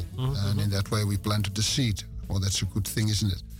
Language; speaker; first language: English; non-native, fluent; Dutch